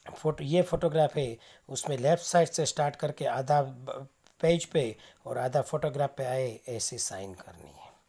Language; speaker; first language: Hindi; non-native, local second language; Gujarati